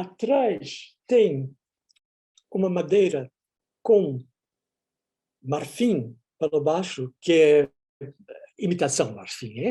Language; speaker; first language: Portuguese; non-native, fluent; Dutch